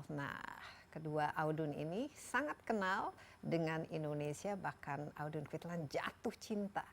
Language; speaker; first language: Indonesian; native; Indonesian